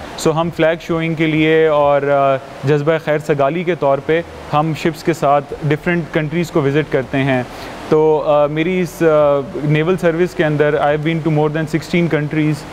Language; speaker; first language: Urdu; native; Urdu